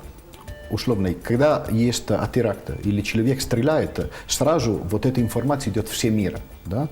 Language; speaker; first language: Russian; non-native, fluent; Italian